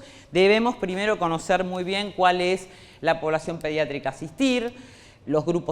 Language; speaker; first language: Spanish; native; Spanish